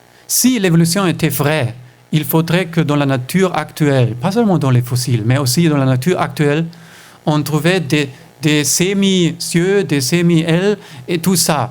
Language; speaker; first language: French; non-native, fluent; German